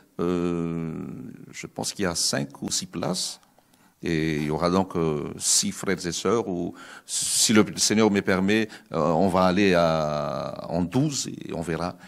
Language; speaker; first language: French; non-native, local second language; Malagasy